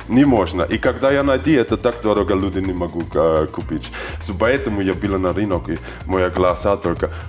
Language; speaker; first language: Russian; non-native, learner; German